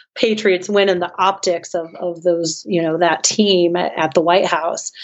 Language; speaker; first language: English; native; English